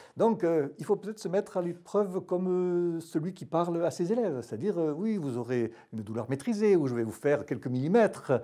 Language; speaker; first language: French; native; French